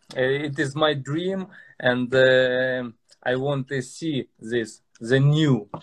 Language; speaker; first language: English; non-native, learner; Russian